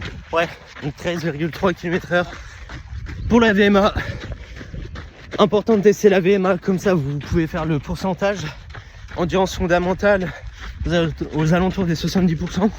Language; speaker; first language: French; native; French